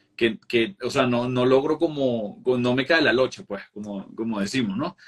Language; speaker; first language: Spanish; native; Spanish